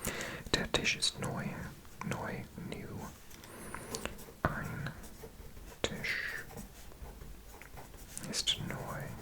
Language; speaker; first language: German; non-native, learner; Welsh